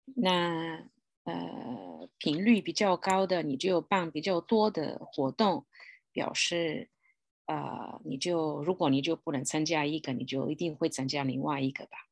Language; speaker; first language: Chinese; non-native, fluent; Italian